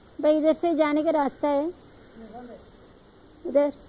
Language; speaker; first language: Hindi; non-native, local second language; Tamil